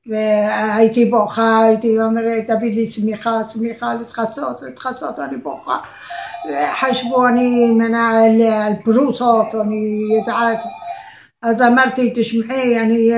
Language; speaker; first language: Hebrew; non-native, learner; Arabic